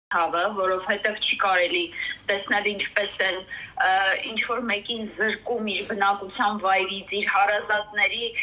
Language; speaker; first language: Armenian; native; Armenian